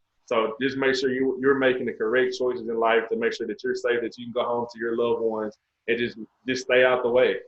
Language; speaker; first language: English; native; English